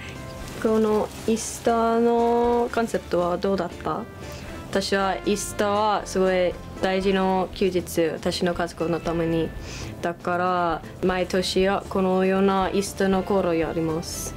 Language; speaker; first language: Japanese; non-native, learner; English